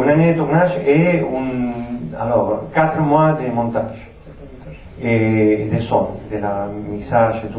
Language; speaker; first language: French; non-native, fluent; Spanish